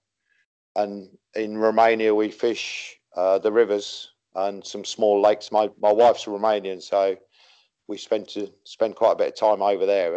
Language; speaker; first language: English; native; English